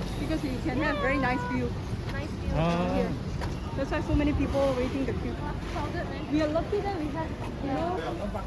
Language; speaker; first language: English; non-native, fluent; Korean